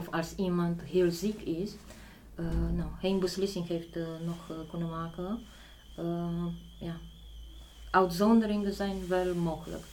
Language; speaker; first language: Dutch; non-native, fluent; Polish